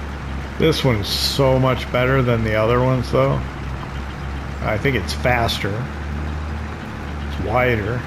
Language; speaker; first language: English; native; English